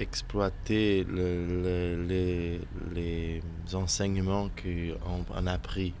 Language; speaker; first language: French; non-native, learner; Portuguese